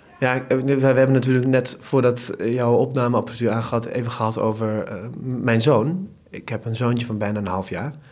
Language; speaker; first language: Dutch; early bilingual, other home language; Turkish